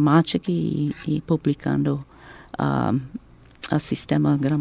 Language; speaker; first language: Portuguese; non-native, fluent; English